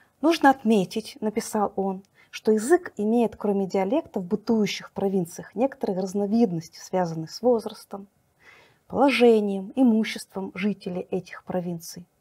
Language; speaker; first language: Russian; native; Russian